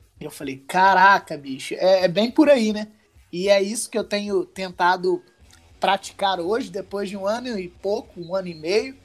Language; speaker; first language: Portuguese; native; Portuguese